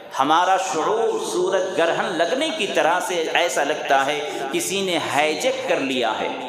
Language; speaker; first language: Urdu; native; Urdu